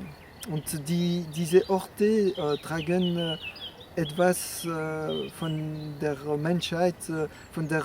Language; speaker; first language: German; non-native, fluent; French